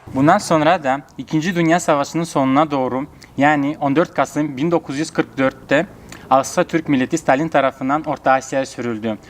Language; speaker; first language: Turkish; early bilingual, heritage; Turkish